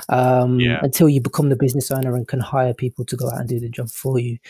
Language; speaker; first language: English; native; English